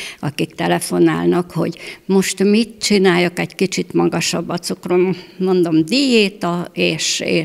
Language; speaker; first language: Hungarian; native; Hungarian